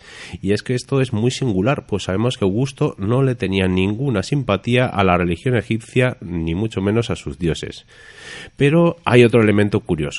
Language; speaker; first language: Spanish; native; Spanish